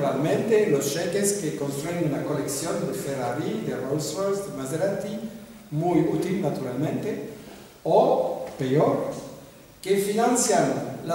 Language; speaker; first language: Spanish; non-native, fluent; French